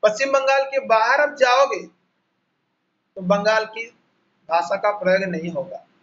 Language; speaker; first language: Hindi; non-native, local second language; Bangla